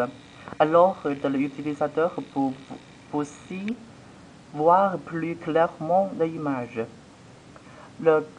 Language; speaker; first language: French; non-native, learner; Chinese